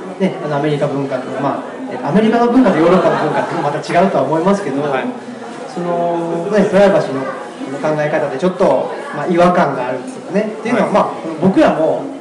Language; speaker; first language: Japanese; native; Japanese